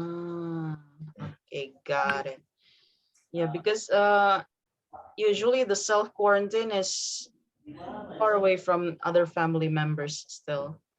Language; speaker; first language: English; non-native, fluent; Indonesian